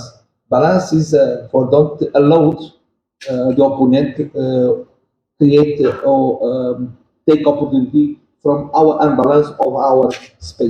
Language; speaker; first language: English; non-native, learner; Portuguese